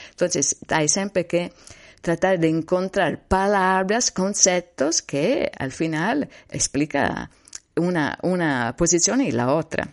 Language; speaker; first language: Spanish; non-native, fluent; Italian